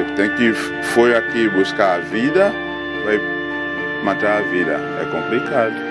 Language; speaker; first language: Portuguese; non-native, learner; Haitian Creole